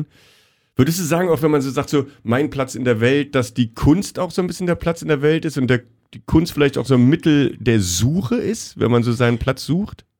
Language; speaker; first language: German; native; German